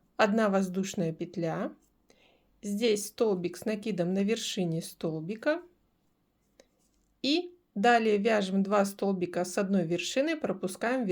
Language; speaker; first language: Russian; native; Russian